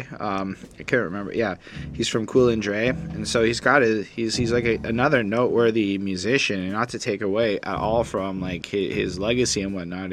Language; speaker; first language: English; native; English